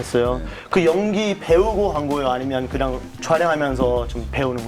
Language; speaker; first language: Korean; non-native, fluent; English